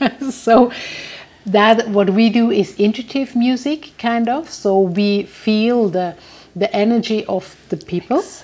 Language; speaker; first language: English; non-native, fluent; German